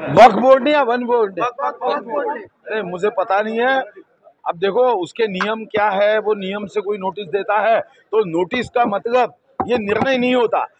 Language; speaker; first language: Hindi; non-native, local second language; Marathi